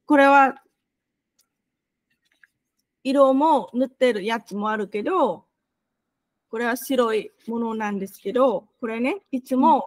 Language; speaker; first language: Japanese; non-native, fluent; Vietnamese